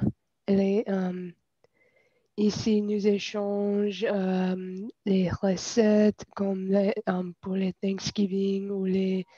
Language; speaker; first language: French; non-native, learner; English